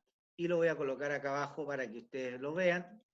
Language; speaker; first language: Spanish; native; Spanish